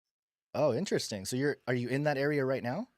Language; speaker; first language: English; native; English